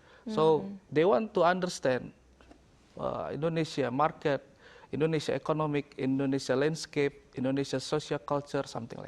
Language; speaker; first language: English; non-native, learner; Indonesian